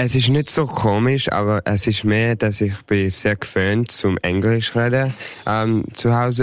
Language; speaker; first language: German; early bilingual, heritage; English